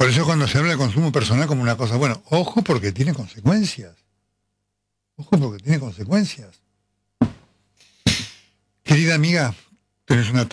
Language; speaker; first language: Spanish; native; Spanish